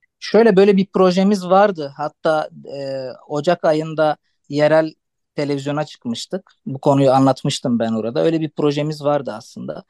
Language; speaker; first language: Turkish; non-native, local second language; Arabic